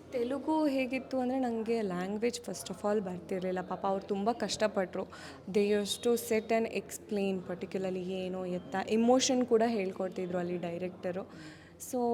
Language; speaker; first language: Kannada; non-native, local second language; Konkani